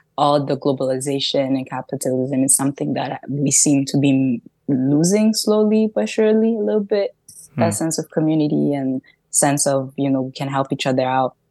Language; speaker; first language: English; early bilingual, other home language; French